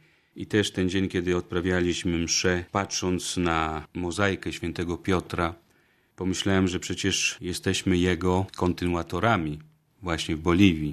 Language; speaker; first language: Polish; native; Polish